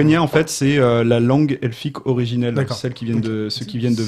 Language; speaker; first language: French; native; French